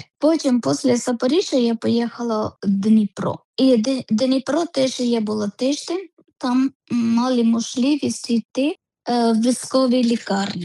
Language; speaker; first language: Ukrainian; non-native, learner; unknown